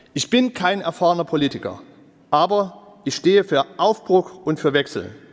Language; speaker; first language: German; native; German